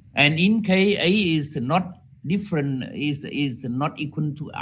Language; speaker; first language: English; non-native, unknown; Vietnamese